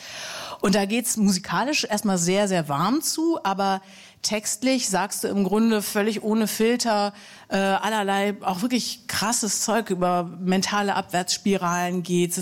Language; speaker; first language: German; native; German